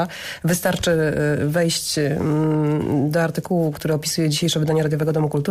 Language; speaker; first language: Polish; native; Polish